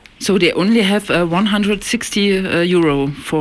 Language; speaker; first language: English; non-native, learner; German